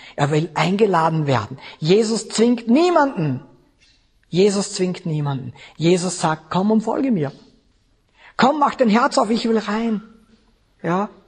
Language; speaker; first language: German; native; German